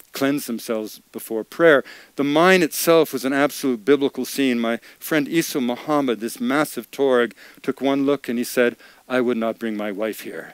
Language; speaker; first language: English; native; English